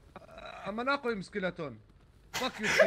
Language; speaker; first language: English; non-native, learner; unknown